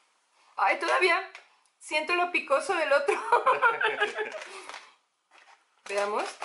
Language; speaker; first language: Spanish; native; Spanish